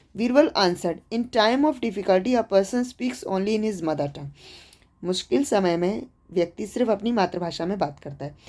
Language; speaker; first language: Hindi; native; Hindi